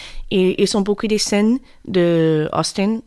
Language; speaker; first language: French; non-native, learner; English